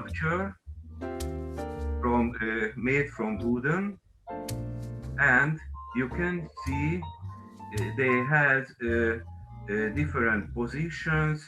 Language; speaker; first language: English; non-native, learner; Hungarian